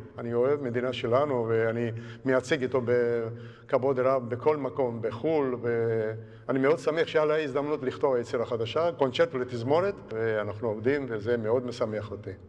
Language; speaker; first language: Hebrew; non-native, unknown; Georgian